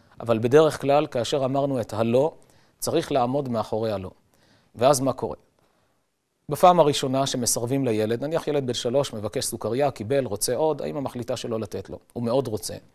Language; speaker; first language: Hebrew; native; Hebrew